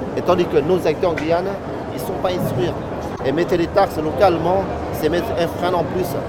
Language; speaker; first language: French; non-native, fluent; Hmong